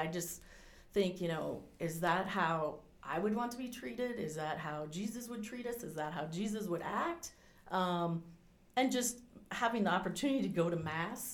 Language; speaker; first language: English; native; English